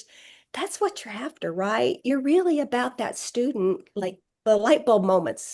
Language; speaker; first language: English; native; English